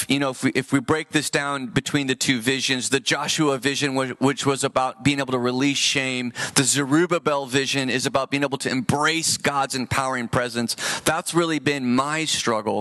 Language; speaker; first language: English; native; English